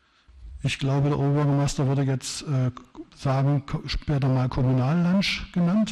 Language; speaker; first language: German; native; German